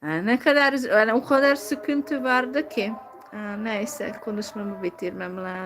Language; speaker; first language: Turkish; non-native, fluent; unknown